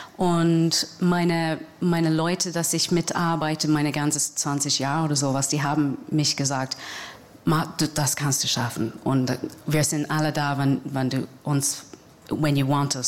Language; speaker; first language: German; non-native, fluent; English